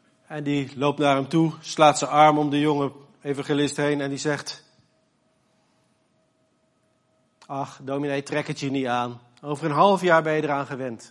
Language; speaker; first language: Dutch; native; Dutch